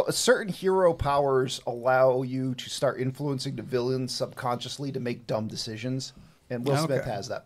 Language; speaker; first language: English; native; English